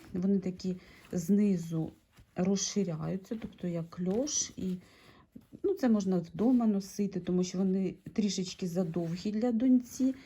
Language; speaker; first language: Ukrainian; non-native, local second language; Russian